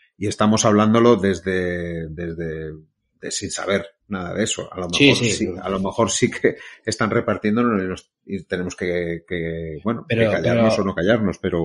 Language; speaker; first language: Spanish; native; Spanish